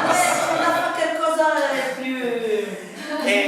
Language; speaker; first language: French; non-native, fluent; Italian